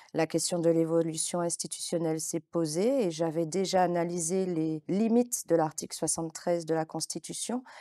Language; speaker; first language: French; native; French